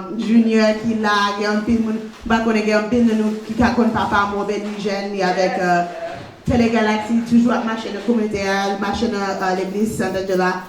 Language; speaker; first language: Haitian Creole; early bilingual, heritage; Haitian Creole